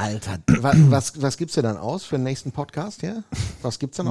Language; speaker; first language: German; native; German